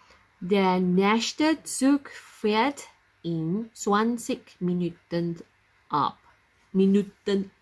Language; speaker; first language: German; non-native, learner; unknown